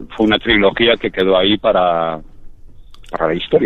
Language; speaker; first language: Spanish; native; Spanish